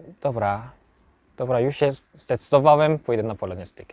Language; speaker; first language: Polish; non-native, learner; Korean